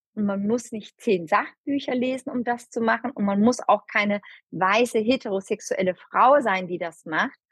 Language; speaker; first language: German; early bilingual, other home language; Turkish